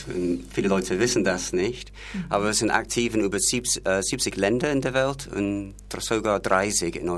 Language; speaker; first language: German; non-native, learner; English